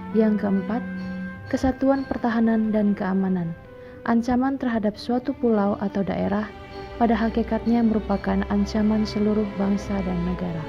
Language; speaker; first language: Indonesian; native; Indonesian